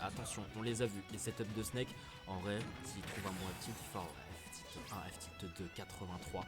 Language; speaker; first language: French; native; French